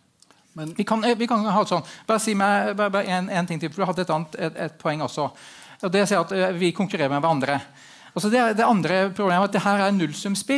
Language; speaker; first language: Norwegian; native; Norwegian